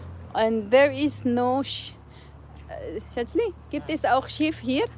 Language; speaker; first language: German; non-native, learner; Cebuano